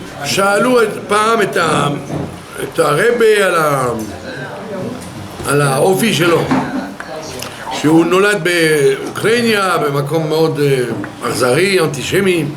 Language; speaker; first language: Hebrew; non-native, fluent; French